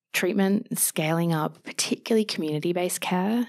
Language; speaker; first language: English; native; English